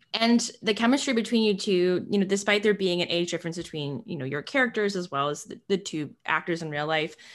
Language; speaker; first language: English; native; English